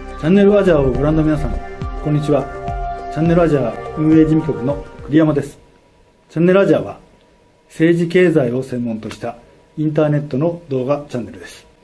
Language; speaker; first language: Japanese; native; Japanese